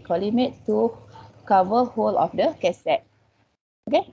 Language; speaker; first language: English; non-native, local second language; Malay